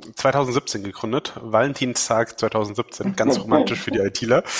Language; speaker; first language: German; native; German